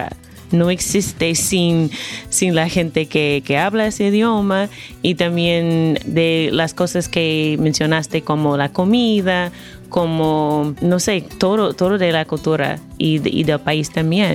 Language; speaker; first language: Spanish; non-native, fluent; English